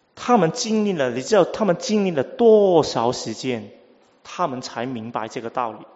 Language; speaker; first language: Chinese; non-native, local second language; Cantonese